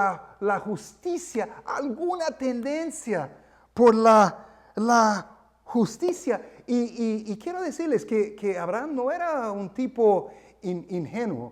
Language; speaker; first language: Spanish; non-native, fluent; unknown